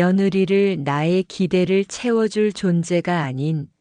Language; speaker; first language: Korean; native; Korean